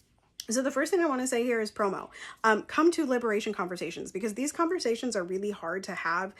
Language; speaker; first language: English; native; English